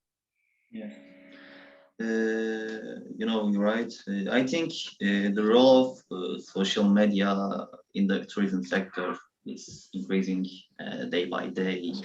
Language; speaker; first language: English; non-native, learner; Turkish